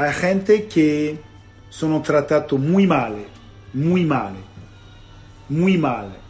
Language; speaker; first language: Spanish; non-native, learner; Italian